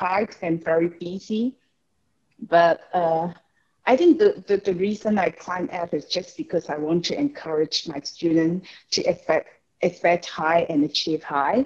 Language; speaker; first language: English; non-native, local second language; Cantonese